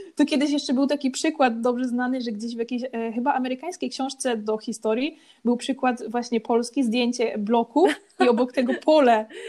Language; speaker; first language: Polish; native; Polish